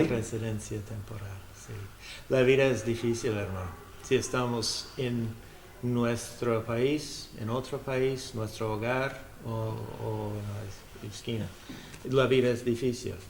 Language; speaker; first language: Spanish; non-native, learner; English